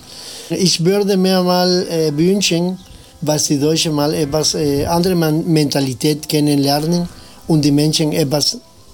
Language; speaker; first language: German; non-native, fluent; Spanish